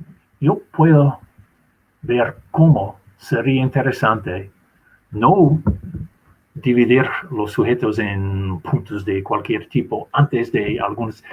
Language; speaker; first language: Spanish; non-native, fluent; English